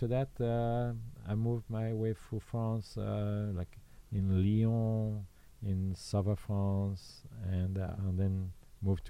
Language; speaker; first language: English; non-native, fluent; French